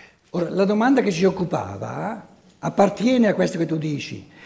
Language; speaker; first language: Italian; native; Italian